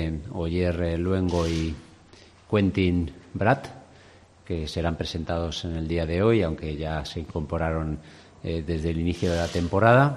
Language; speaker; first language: Spanish; native; Spanish